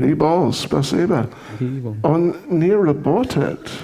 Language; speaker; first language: Russian; non-native, fluent; English